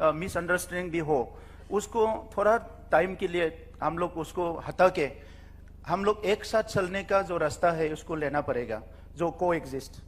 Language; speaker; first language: Hindi; non-native, local second language; Bodo